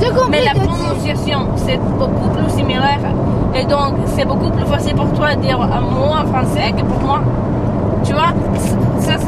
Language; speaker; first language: French; non-native, learner; Spanish